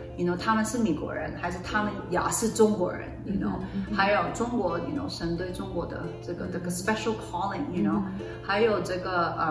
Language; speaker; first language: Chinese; early bilingual, other home language; Cantonese